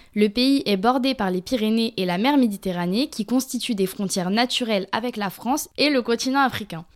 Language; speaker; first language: French; native; French